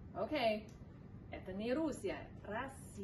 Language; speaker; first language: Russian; non-native, fluent; English